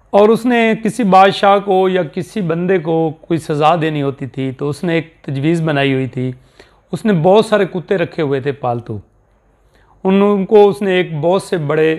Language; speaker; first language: Urdu; non-native, local second language; Saraiki